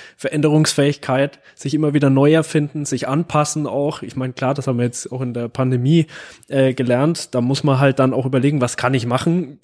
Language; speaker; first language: German; native; German